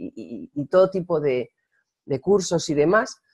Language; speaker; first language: Spanish; native; Spanish